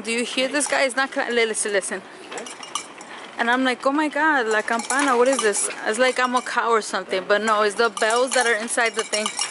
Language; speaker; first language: English; early bilingual, other home language; Spanish